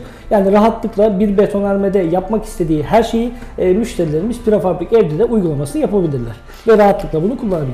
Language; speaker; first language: Turkish; native; Turkish